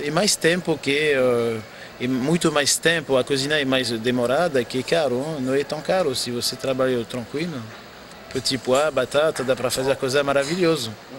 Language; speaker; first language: Portuguese; non-native, fluent; French